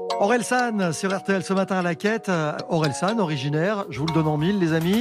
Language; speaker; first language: French; native; French